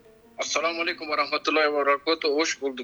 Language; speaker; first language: Turkish; non-native, fluent; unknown